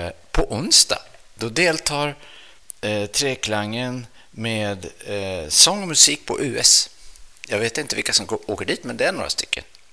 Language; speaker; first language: Swedish; native; Swedish